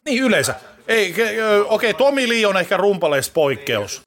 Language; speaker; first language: Finnish; native; Finnish